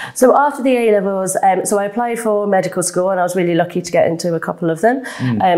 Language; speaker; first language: English; native; English